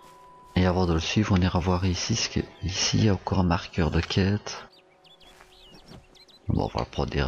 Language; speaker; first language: French; native; French